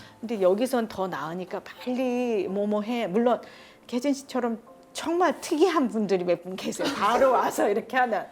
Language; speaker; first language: Korean; native; Korean